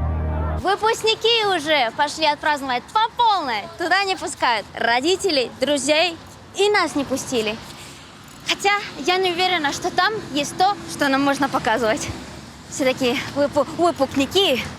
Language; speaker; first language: Russian; native; Russian